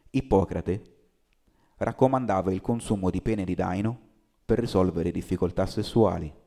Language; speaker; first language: Italian; native; Italian